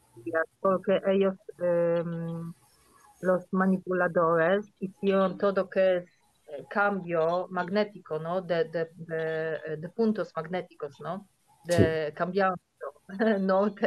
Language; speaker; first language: Spanish; non-native, fluent; Polish